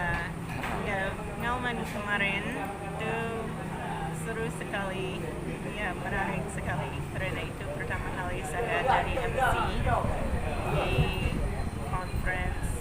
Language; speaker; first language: Indonesian; non-native, fluent; English